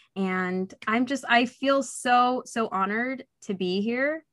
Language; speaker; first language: English; early bilingual, other home language; Spanish